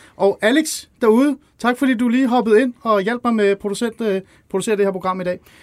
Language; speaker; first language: Danish; early bilingual, other home language; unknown